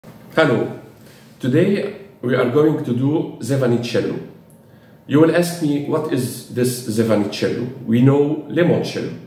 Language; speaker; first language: English; non-native, fluent; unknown